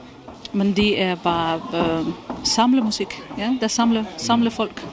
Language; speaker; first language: Danish; non-native, fluent; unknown